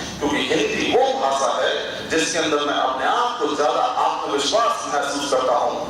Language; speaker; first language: Hindi; native; Hindi